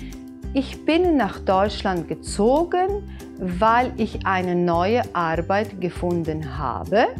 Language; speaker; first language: German; non-native, fluent; Bosnian